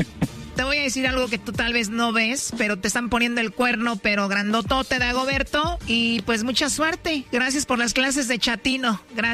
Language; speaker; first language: Spanish; native; Spanish